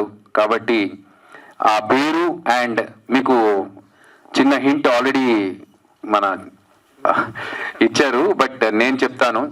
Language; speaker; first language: Telugu; native; Telugu